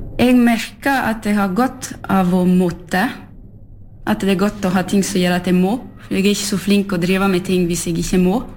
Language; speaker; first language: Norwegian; non-native, fluent; French